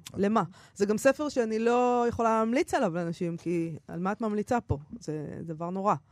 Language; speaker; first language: Hebrew; native; Hebrew